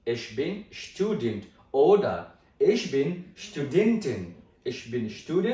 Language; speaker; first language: German; non-native, fluent; Pashto